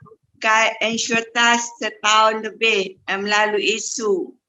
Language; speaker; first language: Malay; native; Malay